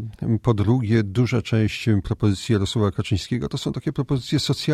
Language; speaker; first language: Polish; native; Polish